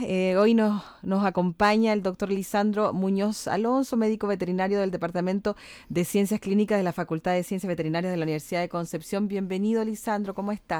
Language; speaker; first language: Spanish; native; Spanish